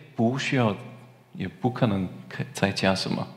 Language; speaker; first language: Chinese; non-native, fluent; German